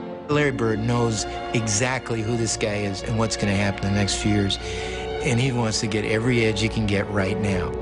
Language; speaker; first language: English; native; English